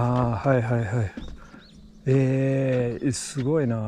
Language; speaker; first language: Japanese; non-native, learner; English